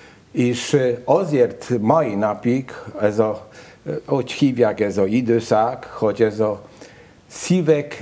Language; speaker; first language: Hungarian; non-native, learner; Polish